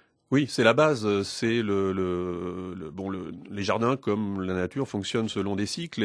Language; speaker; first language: French; native; French